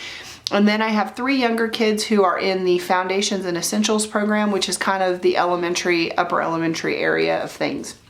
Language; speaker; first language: English; native; English